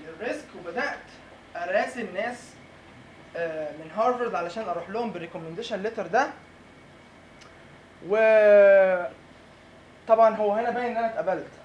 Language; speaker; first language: Arabic; native; Arabic